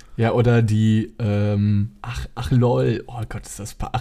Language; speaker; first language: German; native; German